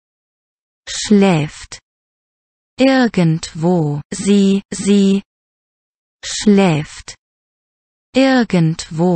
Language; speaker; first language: German; non-native, learner; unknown